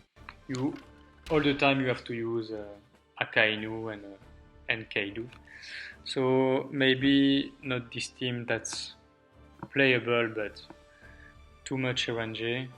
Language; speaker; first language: English; non-native, learner; French